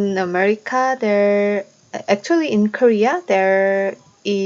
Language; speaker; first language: English; non-native, learner; Korean